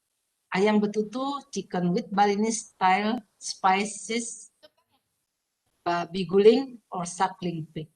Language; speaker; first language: English; non-native, fluent; Indonesian